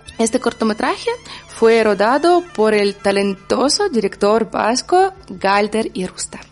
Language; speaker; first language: Spanish; non-native, learner; Ukrainian